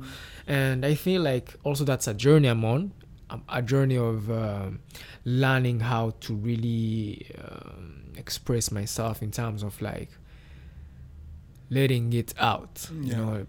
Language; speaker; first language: English; non-native, local second language; Kinyarwanda